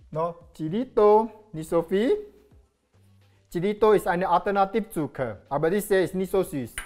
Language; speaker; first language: German; non-native, learner; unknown